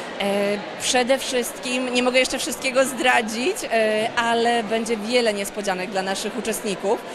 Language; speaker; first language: Polish; native; Polish